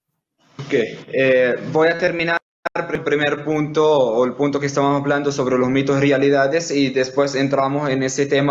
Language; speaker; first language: Spanish; non-native, fluent; Arabic